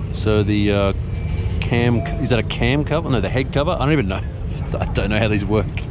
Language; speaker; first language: English; native; English